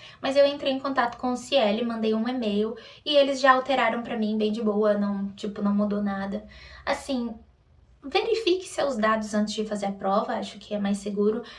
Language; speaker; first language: Portuguese; native; Portuguese